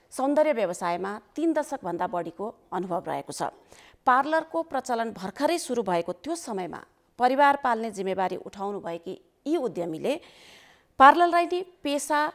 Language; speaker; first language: Nepali; native; Nepali